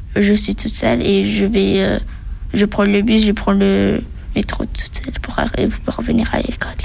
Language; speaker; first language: French; early bilingual, other home language; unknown